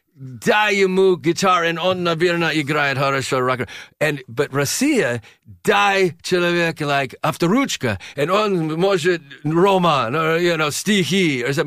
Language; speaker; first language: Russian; non-native, learner; English